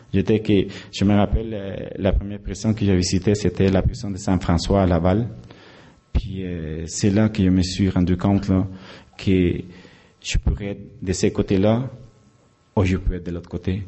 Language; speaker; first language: French; non-native, fluent; Spanish